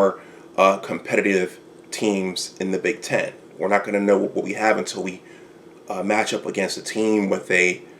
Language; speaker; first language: English; native; English